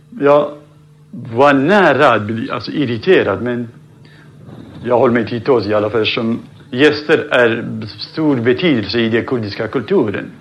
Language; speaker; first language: Swedish; non-native, fluent; Central Kurdish